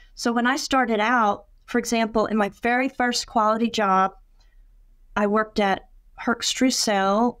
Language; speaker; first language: English; native; English